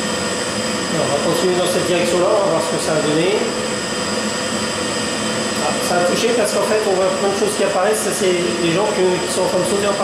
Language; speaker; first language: French; native; French